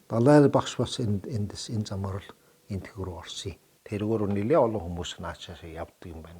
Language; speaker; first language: Mongolian; early bilingual, heritage; Mongolian